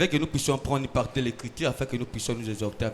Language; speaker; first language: French; non-native, local second language; Lingala